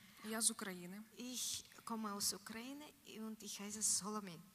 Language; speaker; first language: German; non-native, learner; Russian